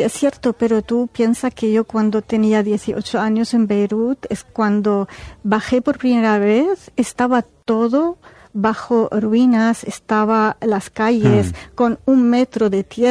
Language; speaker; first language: Spanish; non-native, fluent; Arabic